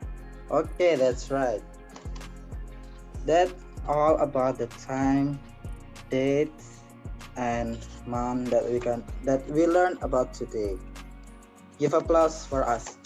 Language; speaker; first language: English; non-native, learner; Indonesian